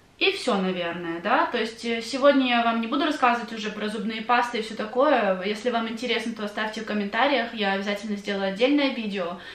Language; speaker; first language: Russian; native; Russian